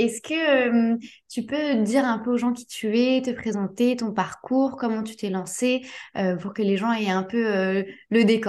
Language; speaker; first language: French; native; French